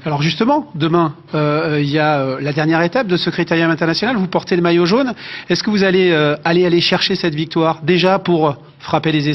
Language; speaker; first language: French; native; French